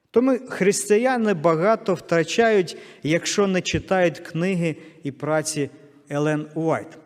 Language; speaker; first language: Ukrainian; non-native, local second language; Russian